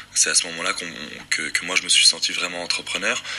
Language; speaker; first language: French; native; French